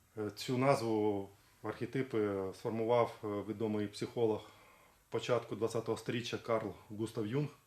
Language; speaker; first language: Ukrainian; native; Ukrainian